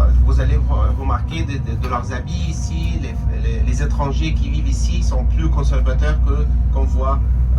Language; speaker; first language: French; non-native, fluent; Arabic